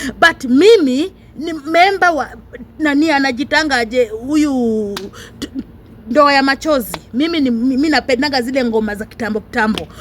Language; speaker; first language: Swahili; non-native, local second language; Luyia